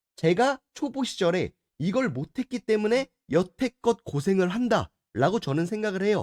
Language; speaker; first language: Korean; native; Korean